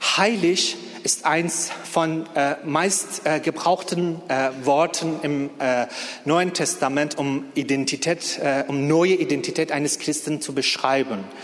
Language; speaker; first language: German; non-native, fluent; Persian